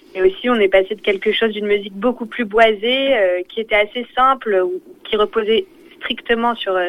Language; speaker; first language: French; early bilingual, other home language; Portuguese